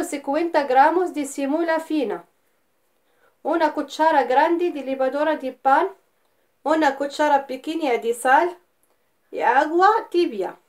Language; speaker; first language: Spanish; non-native, fluent; Arabic